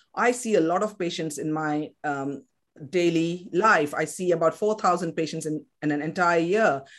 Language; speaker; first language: English; non-native, local second language; Kannada